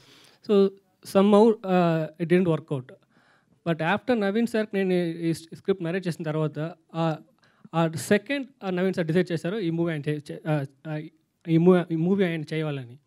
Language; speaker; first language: Telugu; non-native, fluent; Tamil